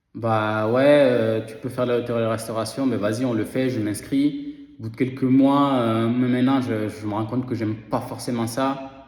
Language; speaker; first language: French; early bilingual, other home language; Spanish